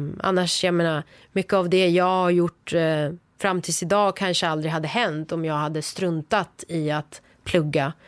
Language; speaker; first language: Swedish; early bilingual, other home language; Persian